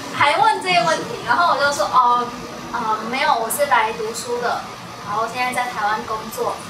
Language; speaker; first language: Chinese; non-native, fluent; Vietnamese